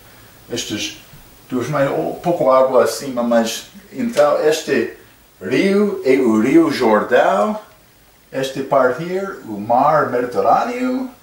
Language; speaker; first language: Portuguese; non-native, fluent; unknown